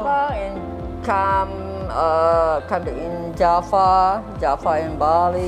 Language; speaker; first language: English; non-native, learner; Thai